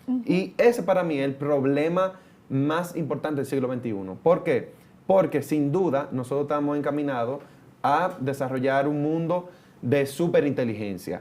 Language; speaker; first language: Spanish; native; Spanish